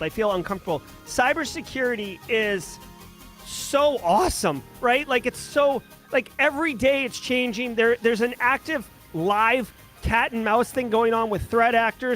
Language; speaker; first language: English; native; English